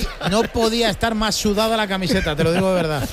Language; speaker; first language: Spanish; native; Spanish